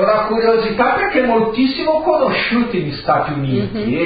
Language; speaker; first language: Italian; early bilingual, heritage; Italian